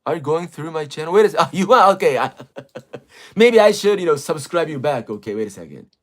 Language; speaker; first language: English; non-native, fluent; Japanese